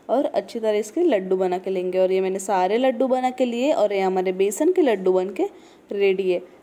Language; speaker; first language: Hindi; non-native, local second language; Marathi